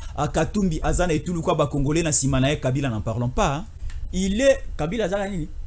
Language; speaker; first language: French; non-native, local second language; Lingala